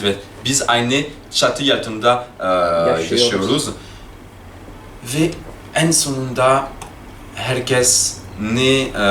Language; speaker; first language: Turkish; non-native, learner; French